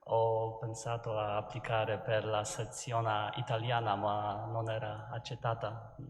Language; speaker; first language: Italian; non-native, learner; Polish